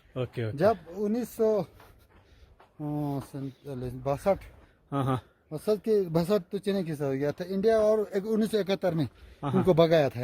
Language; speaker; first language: Hindi; non-native, local second language; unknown